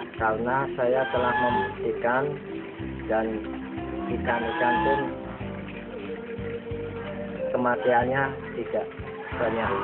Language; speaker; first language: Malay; non-native, local second language; Javanese